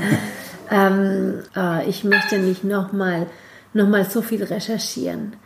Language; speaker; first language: German; non-native, fluent; Spanish